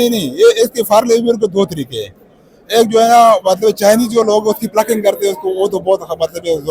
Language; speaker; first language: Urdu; non-native, local second language; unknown